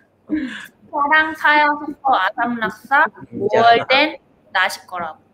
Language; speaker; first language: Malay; non-native, learner; Korean